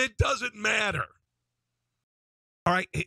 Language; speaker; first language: English; native; English